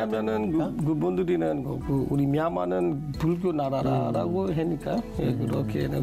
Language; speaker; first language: Korean; non-native, learner; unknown